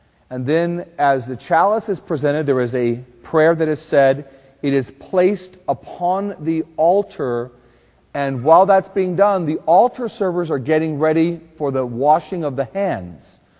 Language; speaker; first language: English; native; English